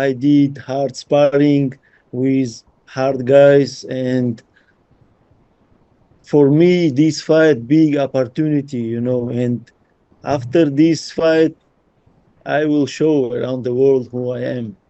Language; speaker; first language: English; non-native, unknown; Russian